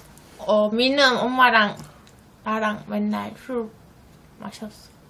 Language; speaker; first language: Korean; non-native, learner; Turkish